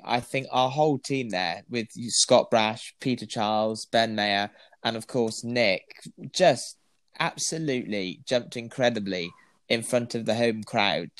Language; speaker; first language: English; native; English